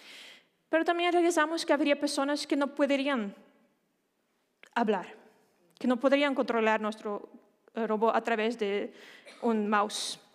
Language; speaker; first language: Spanish; non-native, fluent; Danish